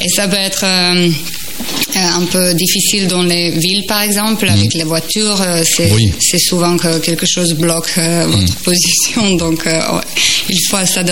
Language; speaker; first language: French; non-native, fluent; Croatian